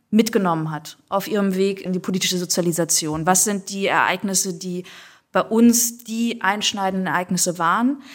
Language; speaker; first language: German; native; German